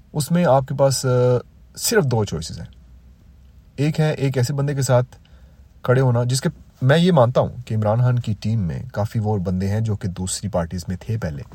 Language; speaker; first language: Urdu; native; Urdu